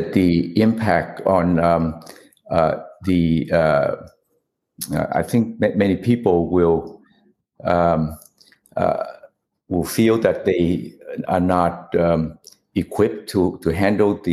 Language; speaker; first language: English; non-native, fluent; Vietnamese